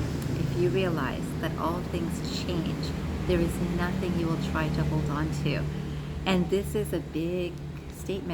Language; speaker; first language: English; native; English